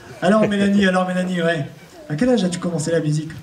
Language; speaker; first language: French; native; French